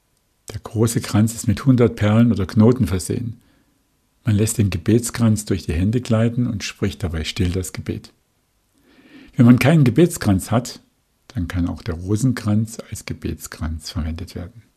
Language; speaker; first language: German; native; German